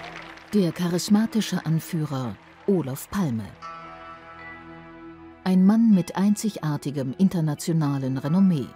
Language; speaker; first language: German; native; German